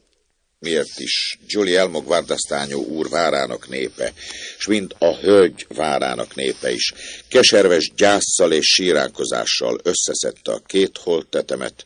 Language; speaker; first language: Hungarian; native; Hungarian